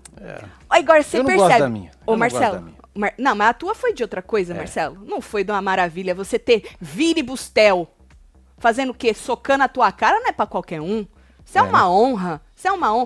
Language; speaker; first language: Portuguese; native; Portuguese